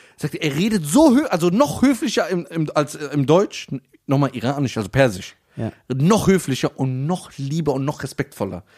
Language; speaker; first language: German; early bilingual, other home language; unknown